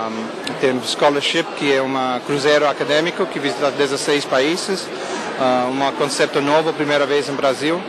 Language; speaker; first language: Portuguese; non-native, fluent; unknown